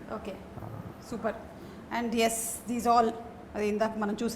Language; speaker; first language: Telugu; native; Telugu